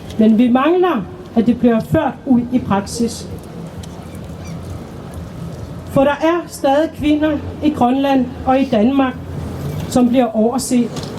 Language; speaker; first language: Danish; non-native, local second language; Kalaallisut